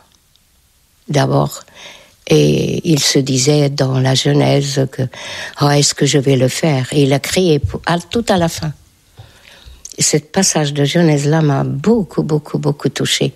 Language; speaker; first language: French; non-native, fluent; Hungarian